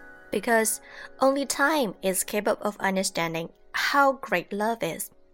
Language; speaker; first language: English; non-native, fluent; Chinese